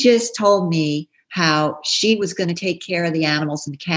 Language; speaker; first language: English; native; English